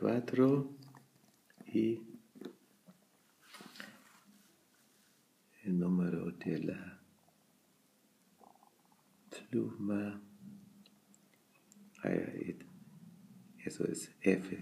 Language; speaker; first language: Spanish; non-native, fluent; German